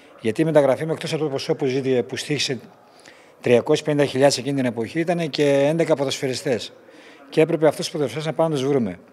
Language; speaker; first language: Greek; native; Greek